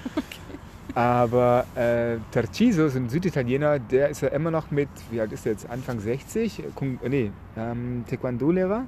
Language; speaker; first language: German; native; German